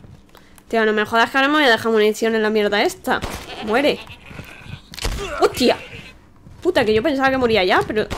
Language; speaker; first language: Spanish; native; Spanish